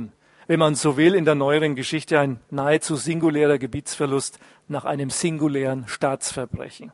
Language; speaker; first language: German; native; German